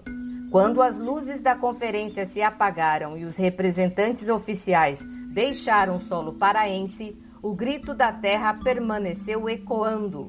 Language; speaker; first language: Portuguese; native; Portuguese